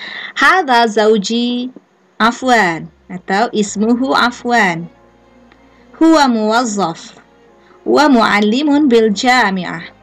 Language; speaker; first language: Arabic; non-native, fluent; Indonesian